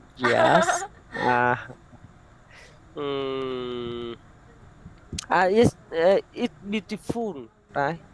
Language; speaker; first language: English; non-native, learner; Vietnamese